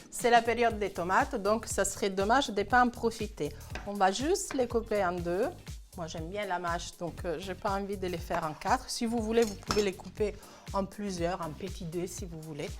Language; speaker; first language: French; non-native, fluent; Italian